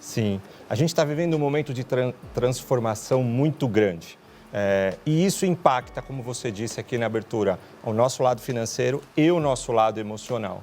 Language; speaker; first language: Portuguese; native; Portuguese